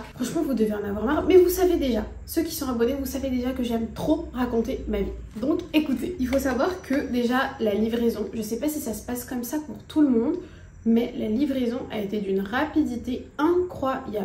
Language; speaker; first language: French; native; French